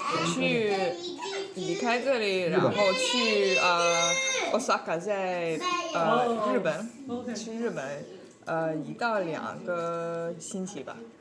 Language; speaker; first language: Chinese; non-native, learner; English